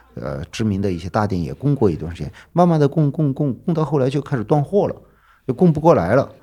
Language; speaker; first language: Chinese; native; Chinese